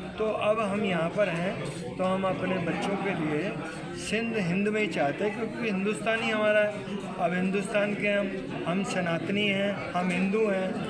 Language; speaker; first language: Hindi; non-native, local second language; Sindhi